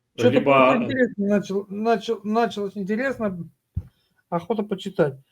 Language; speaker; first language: Russian; native; Russian